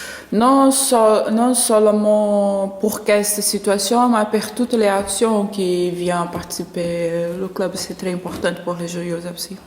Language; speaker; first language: French; non-native, learner; Portuguese